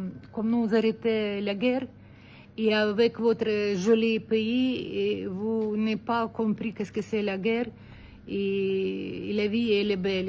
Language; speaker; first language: French; non-native, learner; Ukrainian